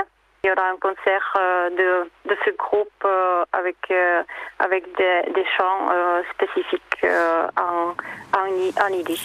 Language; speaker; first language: French; non-native, fluent; Czech